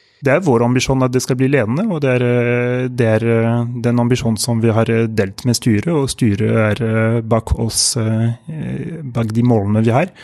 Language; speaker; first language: Norwegian; non-native, fluent; French